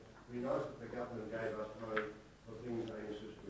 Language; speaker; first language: English; native; English